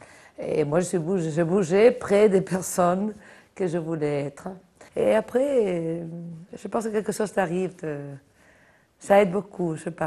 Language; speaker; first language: French; non-native, fluent; Spanish